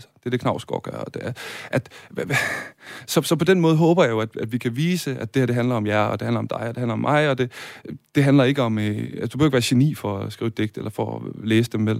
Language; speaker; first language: Danish; native; Danish